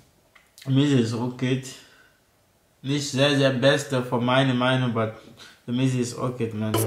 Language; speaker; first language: German; non-native, learner; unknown